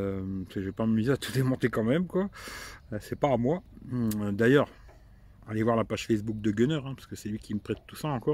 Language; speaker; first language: French; native; French